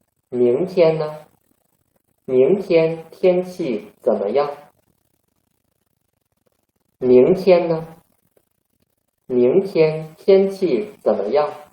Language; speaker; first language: Chinese; non-native, fluent; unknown